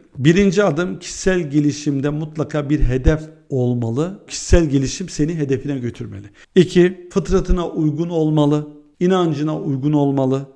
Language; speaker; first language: Turkish; early bilingual, heritage; Turkish